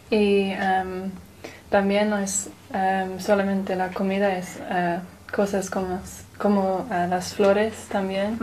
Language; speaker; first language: Spanish; non-native, learner; English